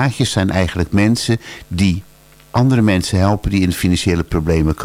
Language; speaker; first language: Dutch; native; Dutch